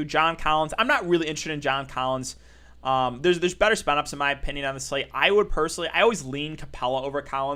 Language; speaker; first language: English; native; English